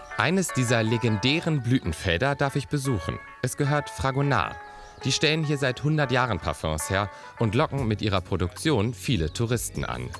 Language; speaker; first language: German; native; German